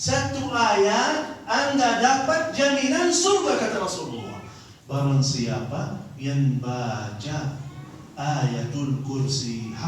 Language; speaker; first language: Indonesian; non-native, fluent; Arabic